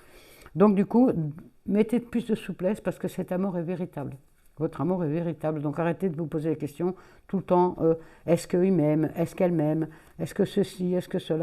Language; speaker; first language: French; native; French